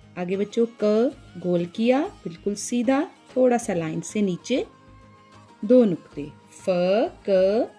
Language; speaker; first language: Hindi; non-native, local second language; Punjabi